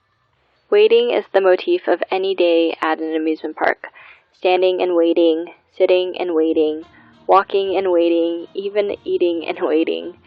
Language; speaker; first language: English; native; English